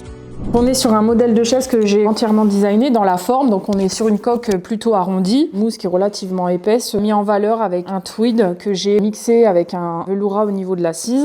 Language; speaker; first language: French; native; French